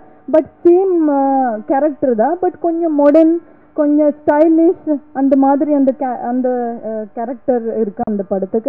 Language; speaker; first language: Tamil; non-native, learner; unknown